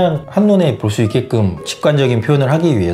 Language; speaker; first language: Korean; native; Korean